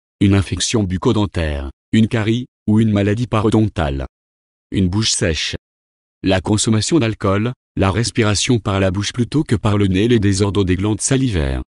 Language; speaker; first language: French; non-native, local second language; Wolof